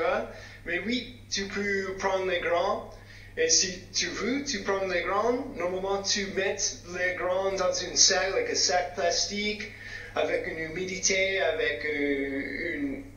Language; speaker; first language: French; non-native, fluent; English